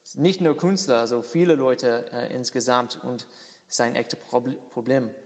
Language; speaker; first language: German; non-native, learner; English